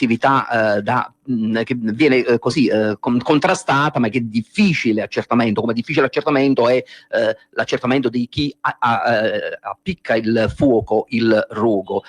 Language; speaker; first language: Italian; native; Italian